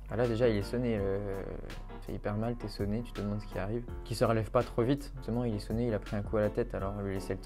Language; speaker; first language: French; native; French